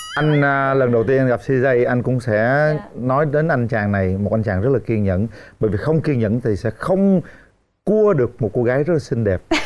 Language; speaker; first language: Vietnamese; native; Vietnamese